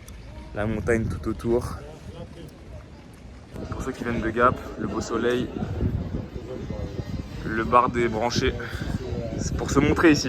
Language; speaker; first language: French; native; French